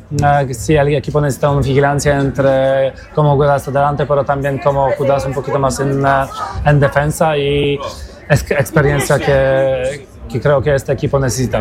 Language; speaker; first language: Spanish; non-native, learner; Polish